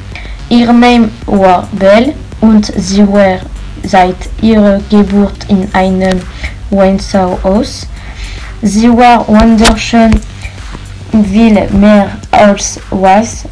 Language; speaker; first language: German; non-native, learner; French